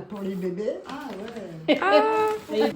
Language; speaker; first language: French; native; French